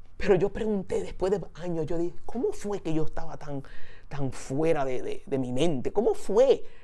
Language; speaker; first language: Spanish; early bilingual, heritage; Spanish